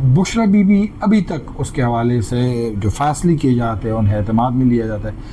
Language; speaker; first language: Urdu; non-native, local second language; Pashto